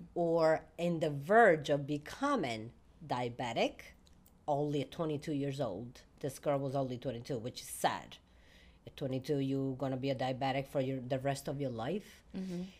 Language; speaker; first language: English; non-native, fluent; Italian